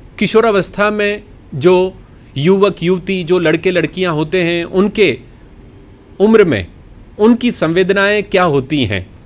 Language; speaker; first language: Hindi; non-native, local second language; Gujarati